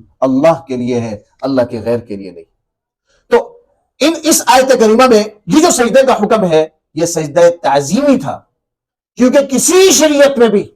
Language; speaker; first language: Urdu; native; Urdu